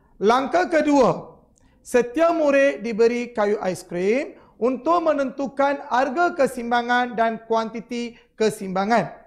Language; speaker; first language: Malay; non-native, local second language; Tamil